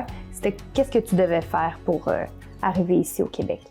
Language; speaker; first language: French; native; French